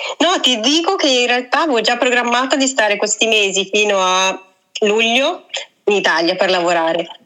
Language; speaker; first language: Italian; native; Italian